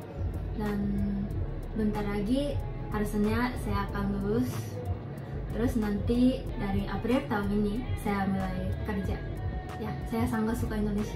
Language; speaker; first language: Indonesian; non-native, fluent; Japanese